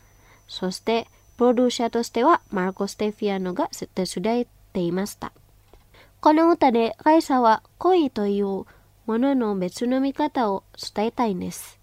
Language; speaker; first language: Japanese; non-native, fluent; Indonesian